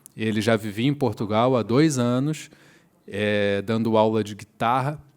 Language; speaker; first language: Portuguese; native; Portuguese